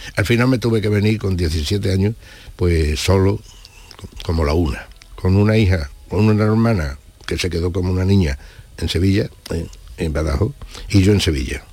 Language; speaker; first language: Spanish; native; Spanish